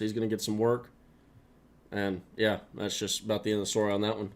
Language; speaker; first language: English; native; English